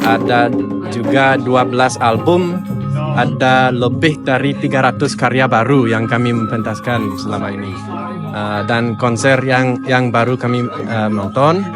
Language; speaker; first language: Indonesian; non-native, fluent; English